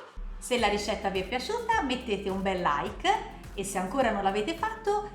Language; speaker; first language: Italian; native; Italian